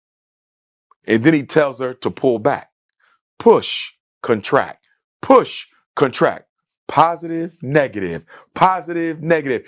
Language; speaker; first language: English; native; English